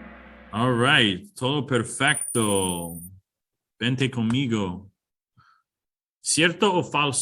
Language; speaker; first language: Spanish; non-native, fluent; English